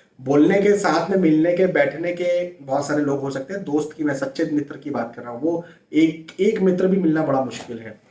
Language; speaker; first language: Hindi; native; Hindi